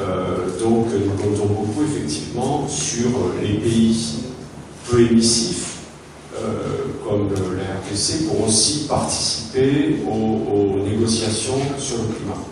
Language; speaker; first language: French; native; French